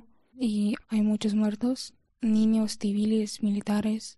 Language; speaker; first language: Spanish; non-native, learner; Ukrainian